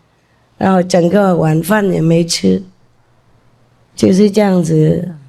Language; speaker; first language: Chinese; non-native, fluent; Vietnamese